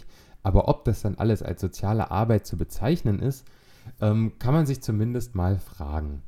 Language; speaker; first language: German; native; German